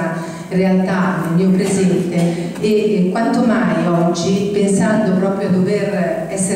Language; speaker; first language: Italian; native; Italian